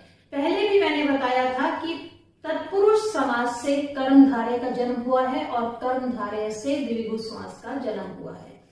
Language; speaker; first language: Hindi; native; Hindi